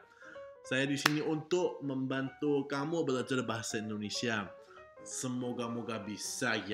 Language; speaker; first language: Indonesian; non-native, fluent; English